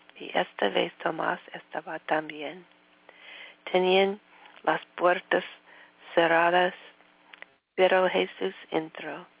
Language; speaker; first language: Spanish; non-native, learner; English